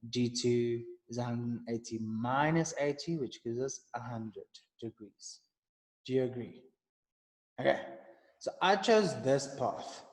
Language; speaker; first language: English; non-native, local second language; Afrikaans